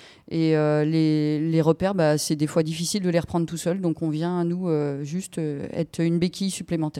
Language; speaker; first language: French; native; French